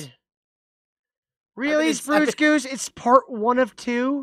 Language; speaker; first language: English; native; English